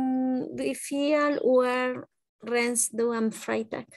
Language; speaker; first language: German; non-native, learner; Spanish